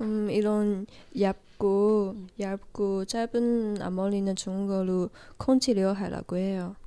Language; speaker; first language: Korean; non-native, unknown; Chinese